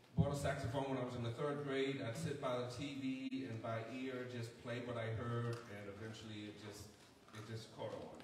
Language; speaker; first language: English; native; English